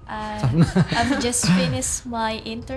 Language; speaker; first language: English; non-native, learner; Indonesian